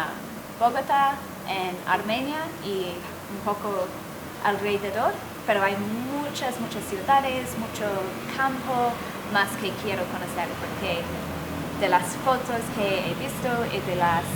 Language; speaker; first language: Spanish; non-native, fluent; English